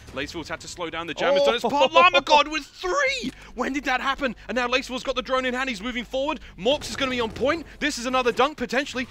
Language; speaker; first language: English; native; English